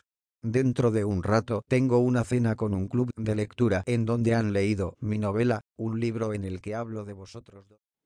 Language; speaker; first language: Spanish; native; Spanish